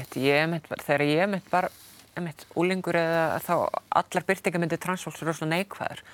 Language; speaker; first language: Icelandic; native; Icelandic